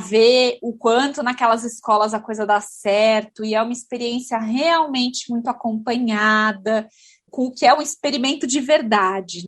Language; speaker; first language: Portuguese; native; Portuguese